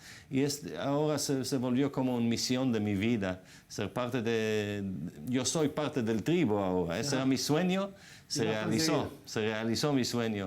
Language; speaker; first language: Spanish; non-native, fluent; Hebrew